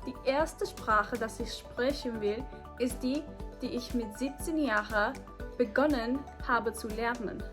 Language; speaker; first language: German; non-native, learner; English